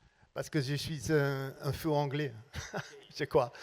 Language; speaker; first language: French; non-native, learner; English